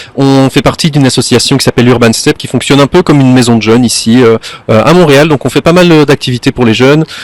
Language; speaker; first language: French; native; French